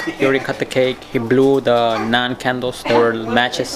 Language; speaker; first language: English; early bilingual, other home language; Spanish